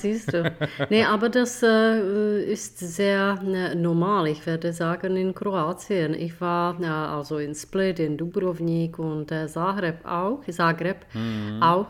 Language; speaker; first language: German; non-native, fluent; Czech